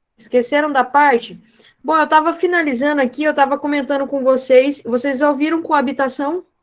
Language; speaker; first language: Portuguese; non-native, fluent; Spanish